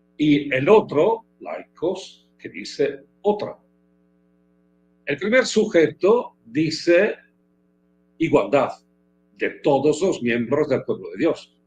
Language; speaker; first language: Spanish; non-native, fluent; Italian